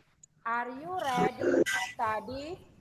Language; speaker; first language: English; non-native, learner; Indonesian